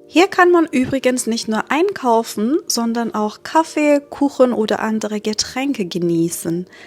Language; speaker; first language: German; non-native, fluent; Persian